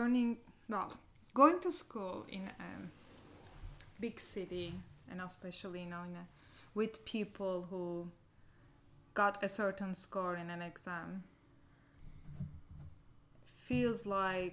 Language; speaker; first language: English; non-native, fluent; Turkish